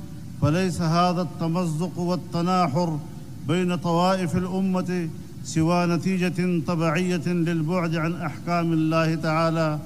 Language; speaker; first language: Arabic; non-native, fluent; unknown